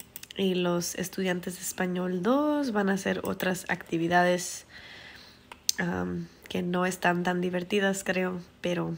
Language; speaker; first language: Spanish; early bilingual, heritage; Spanish